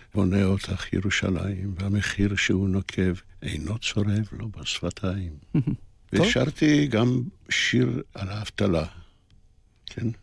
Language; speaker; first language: Hebrew; early bilingual, other home language; Polish